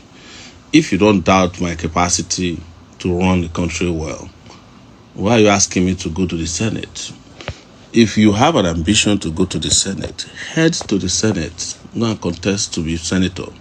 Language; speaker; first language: English; non-native, local second language; Yoruba